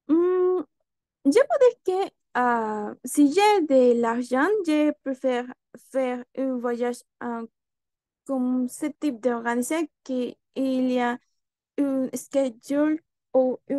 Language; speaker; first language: French; non-native, learner; Spanish